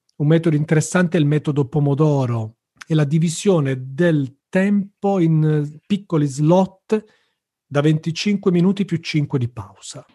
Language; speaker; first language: Italian; native; Italian